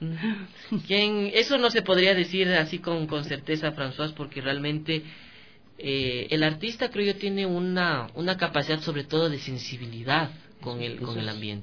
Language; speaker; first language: Spanish; native; Spanish